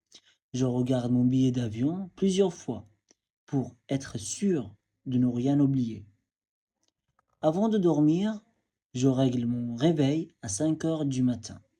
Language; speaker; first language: French; non-native, fluent; Arabic